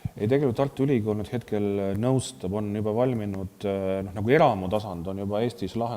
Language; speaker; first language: Estonian; native; Estonian